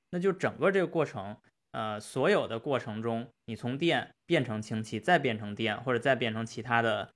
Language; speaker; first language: Chinese; native; Chinese